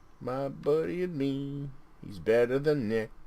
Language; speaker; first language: English; native; English